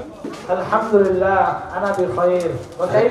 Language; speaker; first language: Arabic; non-native, learner; Bangla